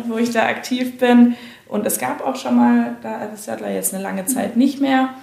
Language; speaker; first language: German; native; German